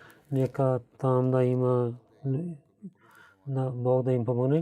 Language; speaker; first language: Bulgarian; non-native, learner; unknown